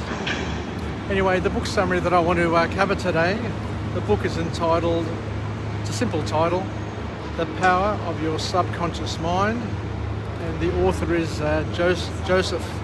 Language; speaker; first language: English; native; English